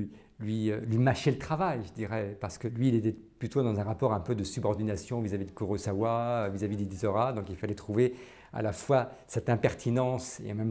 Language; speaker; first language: French; native; French